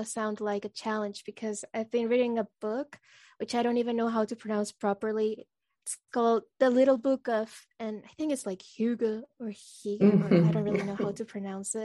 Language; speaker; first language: English; non-native, fluent; Spanish